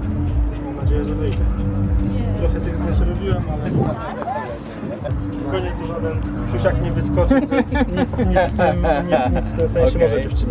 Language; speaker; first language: Polish; native; Polish